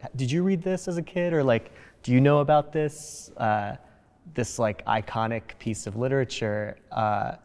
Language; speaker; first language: English; early bilingual, other home language; Spanish